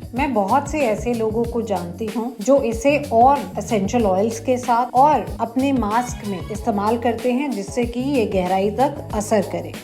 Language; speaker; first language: Hindi; non-native, local second language; Bangla